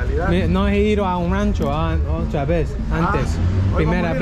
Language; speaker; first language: Spanish; non-native, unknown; English